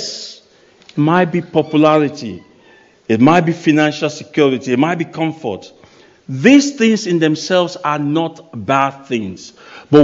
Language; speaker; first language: English; non-native, local second language; Yoruba